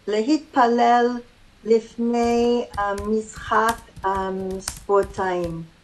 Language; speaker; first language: Hebrew; non-native, learner; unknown